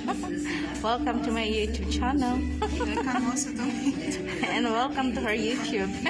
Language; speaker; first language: English; non-native, local second language; Filipino